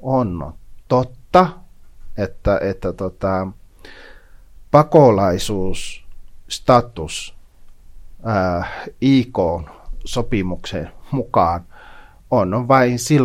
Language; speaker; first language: Finnish; non-native, fluent; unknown